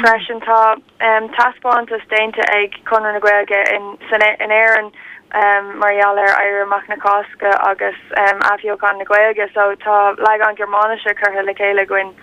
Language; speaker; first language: Irish; non-native, learner; German